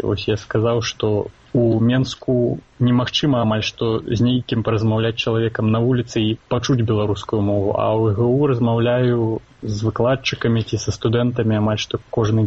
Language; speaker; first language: Belarusian; non-native, local second language; Russian